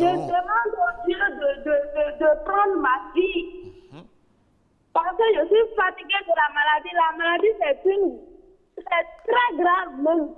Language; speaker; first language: French; non-native, learner; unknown